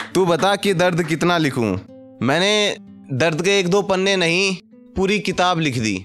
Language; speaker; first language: Hindi; native; Hindi